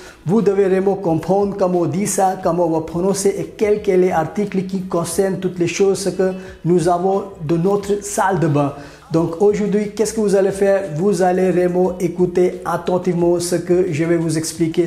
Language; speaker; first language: French; non-native, fluent; Hindi